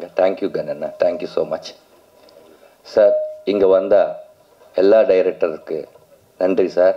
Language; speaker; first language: Tamil; non-native, learner; Telugu